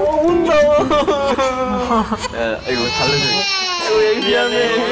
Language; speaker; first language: Korean; native; Korean